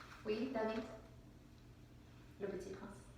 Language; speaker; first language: French; non-native, fluent; English